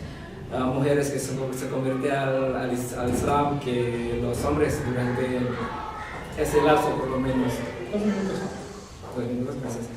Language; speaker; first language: Spanish; non-native, fluent; Javanese